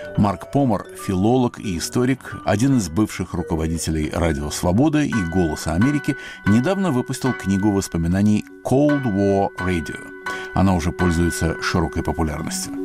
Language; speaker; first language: Russian; native; Russian